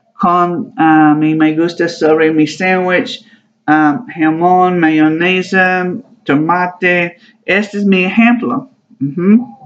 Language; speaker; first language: Spanish; non-native, learner; English